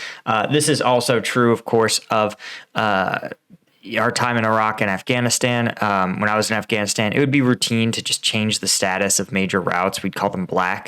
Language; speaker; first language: English; native; English